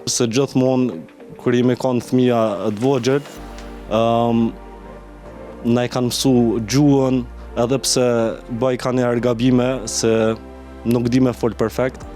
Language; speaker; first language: Albanian; early bilingual, heritage; Albanian